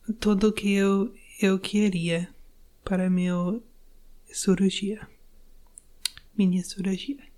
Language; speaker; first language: Portuguese; non-native, learner; English